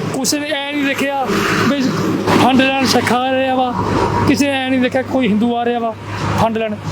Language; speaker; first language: Punjabi; native; Punjabi